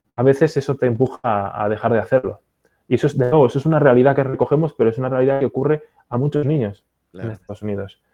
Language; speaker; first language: Spanish; native; Spanish